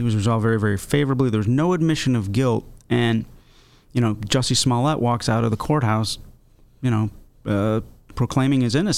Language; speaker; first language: English; native; English